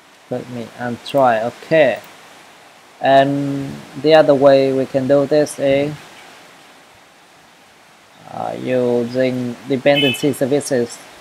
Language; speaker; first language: English; non-native, learner; Vietnamese